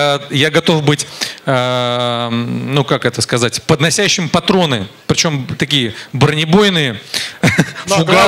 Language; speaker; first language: Russian; native; Russian